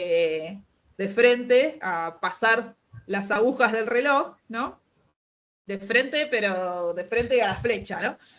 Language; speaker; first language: Spanish; native; Spanish